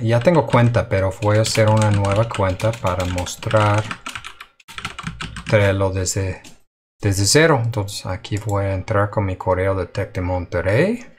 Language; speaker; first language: Spanish; non-native, fluent; English